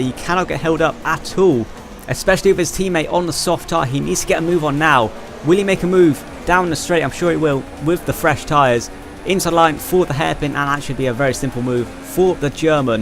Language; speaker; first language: English; native; English